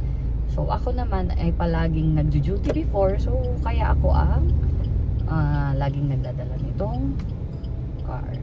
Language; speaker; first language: Filipino; native; Filipino